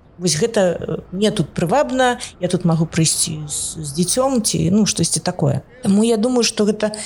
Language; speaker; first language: Belarusian; non-native, local second language; Russian